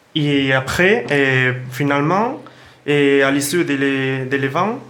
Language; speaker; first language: French; non-native, learner; Catalan